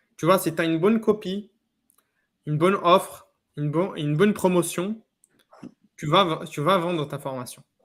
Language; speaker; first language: French; non-native, fluent; Portuguese